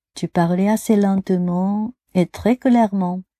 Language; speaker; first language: French; non-native, fluent; Japanese